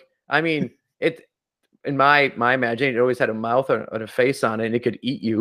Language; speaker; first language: English; native; English